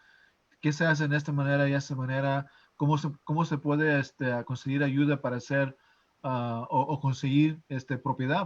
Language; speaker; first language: Spanish; non-native, fluent; English